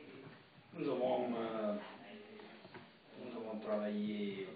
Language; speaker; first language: French; non-native, fluent; Italian